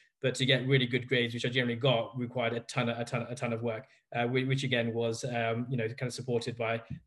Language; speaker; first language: English; native; English